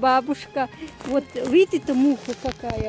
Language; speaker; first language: Russian; non-native, fluent; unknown